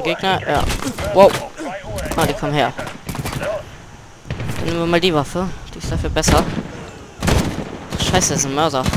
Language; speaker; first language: German; native; German